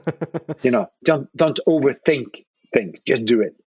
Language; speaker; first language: English; non-native, fluent; Swedish